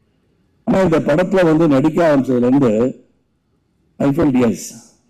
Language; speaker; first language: Tamil; native; Tamil